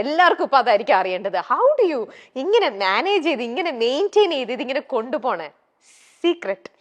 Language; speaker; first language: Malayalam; native; Malayalam